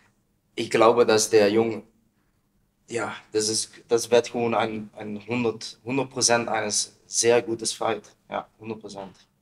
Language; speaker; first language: German; non-native, learner; Dutch